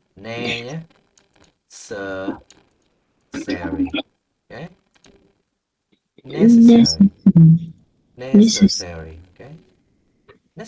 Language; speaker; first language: English; non-native, fluent; Vietnamese